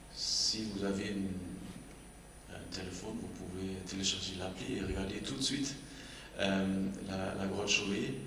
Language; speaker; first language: French; non-native, fluent; German